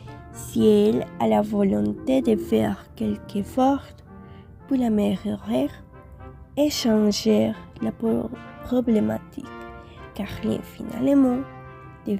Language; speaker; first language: French; non-native, fluent; Spanish